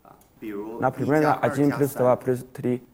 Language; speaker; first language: Russian; non-native, learner; Chinese